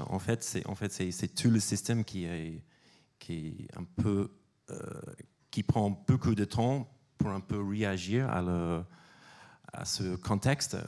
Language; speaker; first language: French; non-native, fluent; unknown